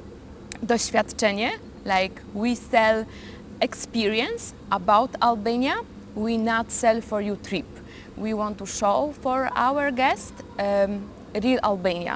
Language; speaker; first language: English; non-native, fluent; Polish